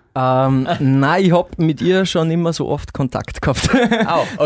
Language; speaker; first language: German; native; German